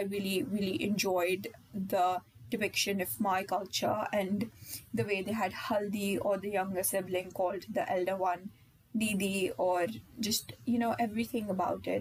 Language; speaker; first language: English; non-native, local second language; Hindi